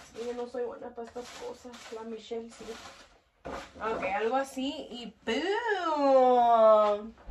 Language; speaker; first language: Spanish; early bilingual, heritage; Spanish